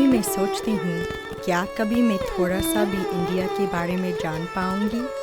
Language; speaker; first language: Hindi; early bilingual, heritage; English